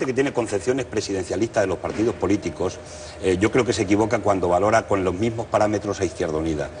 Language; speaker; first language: Spanish; native; Spanish